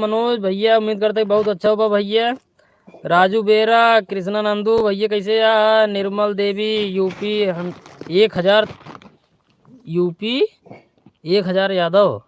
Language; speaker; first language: Hindi; native; Hindi